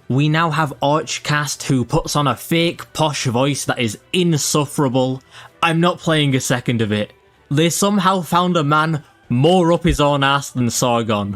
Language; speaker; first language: English; native; English